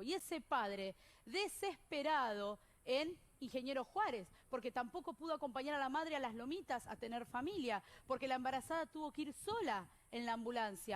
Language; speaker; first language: Spanish; native; Spanish